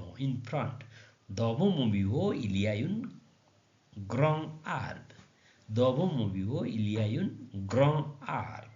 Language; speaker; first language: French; non-native, learner; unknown